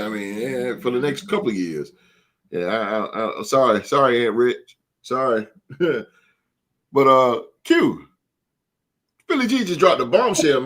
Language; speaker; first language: English; native; English